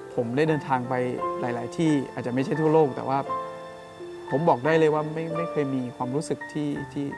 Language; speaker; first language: Thai; non-native, local second language; Akha